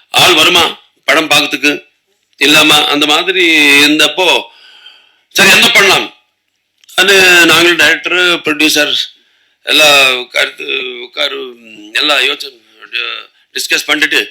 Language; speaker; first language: Tamil; non-native, local second language; Telugu